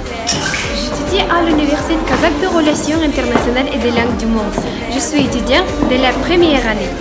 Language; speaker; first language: French; non-native, learner; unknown